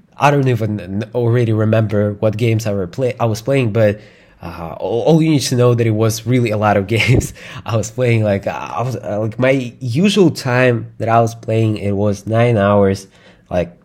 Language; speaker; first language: English; non-native, fluent; Russian